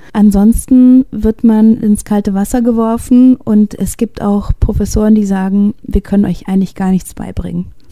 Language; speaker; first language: German; early bilingual, other home language; Polish